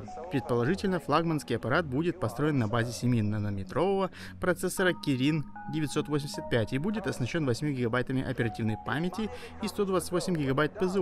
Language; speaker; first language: Russian; native; Russian